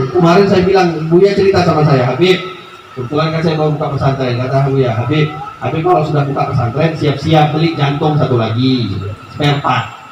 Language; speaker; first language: Indonesian; native; Indonesian